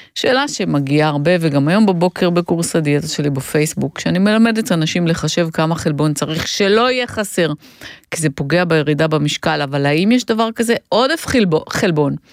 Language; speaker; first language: Hebrew; native; Hebrew